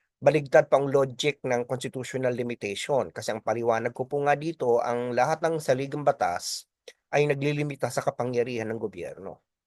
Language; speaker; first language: Filipino; non-native, local second language; Bikol